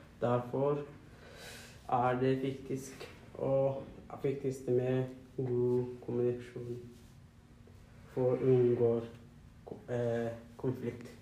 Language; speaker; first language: Norwegian; non-native, learner; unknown